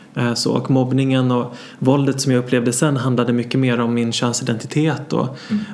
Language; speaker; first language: Swedish; native; Swedish